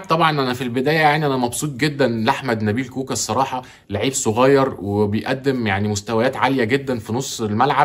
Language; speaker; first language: Arabic; native; Arabic